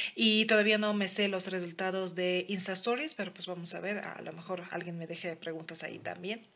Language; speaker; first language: Spanish; non-native, fluent; Lithuanian